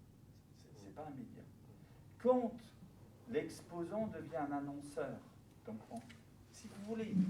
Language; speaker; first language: French; non-native, fluent; German